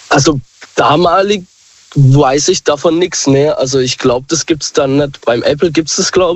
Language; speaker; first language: German; native; German